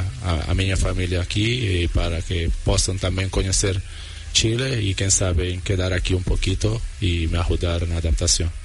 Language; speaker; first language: Spanish; non-native, learner; Portuguese